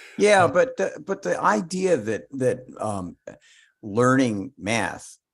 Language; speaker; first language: English; native; English